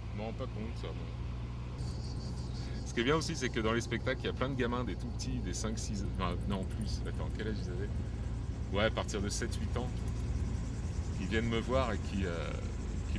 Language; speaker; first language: French; native; French